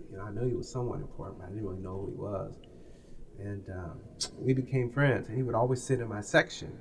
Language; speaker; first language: English; native; English